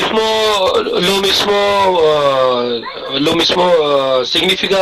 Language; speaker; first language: Spanish; non-native, learner; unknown